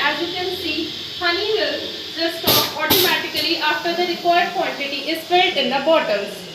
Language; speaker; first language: English; non-native, local second language; Hindi